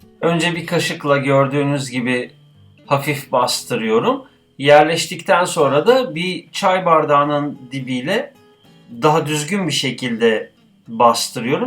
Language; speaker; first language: Turkish; native; Turkish